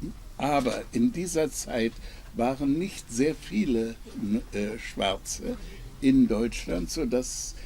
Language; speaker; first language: German; non-native, fluent; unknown